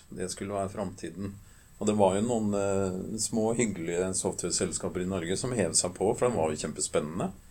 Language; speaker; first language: Norwegian; native; Norwegian